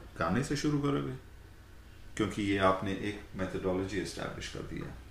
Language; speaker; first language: Hindi; native; Hindi